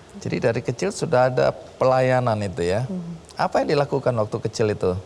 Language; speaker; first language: Indonesian; native; Indonesian